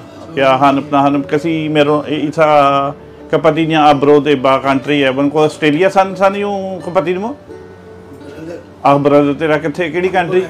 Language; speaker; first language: Filipino; non-native, learner; Punjabi